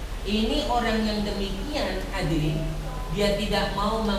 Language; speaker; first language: Indonesian; native; Indonesian